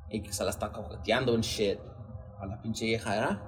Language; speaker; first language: Spanish; early bilingual, heritage; Spanish